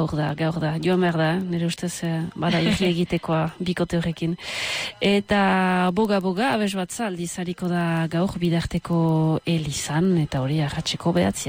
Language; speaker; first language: Basque; native; Basque